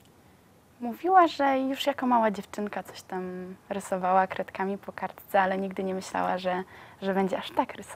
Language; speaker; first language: Polish; native; Polish